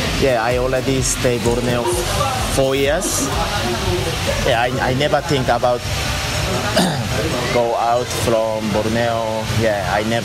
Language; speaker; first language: English; non-native, learner; Japanese